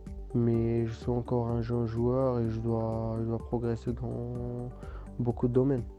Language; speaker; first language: French; non-native, local second language; Arabic